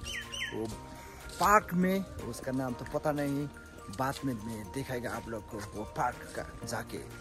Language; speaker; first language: Hindi; non-native, learner; Nepali